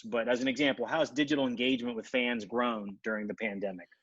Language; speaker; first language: English; native; English